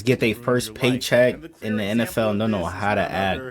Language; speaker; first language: English; native; English